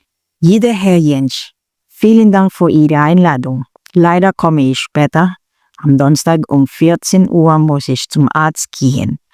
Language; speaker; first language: German; non-native, learner; Filipino